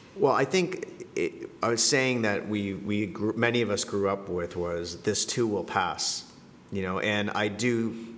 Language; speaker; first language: English; native; English